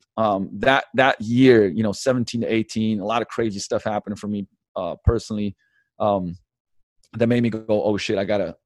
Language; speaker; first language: English; early bilingual, other home language; Slovenian